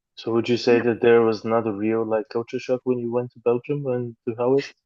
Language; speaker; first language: English; non-native, fluent; Bulgarian